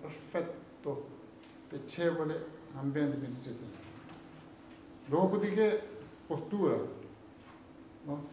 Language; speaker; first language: Italian; non-native, learner; Tibetan